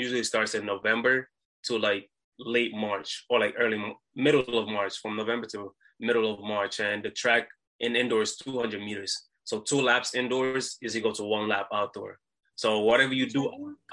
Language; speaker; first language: English; native; English